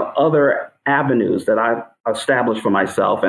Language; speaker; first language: English; native; English